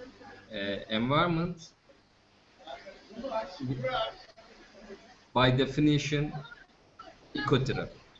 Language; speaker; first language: English; non-native, fluent; Turkish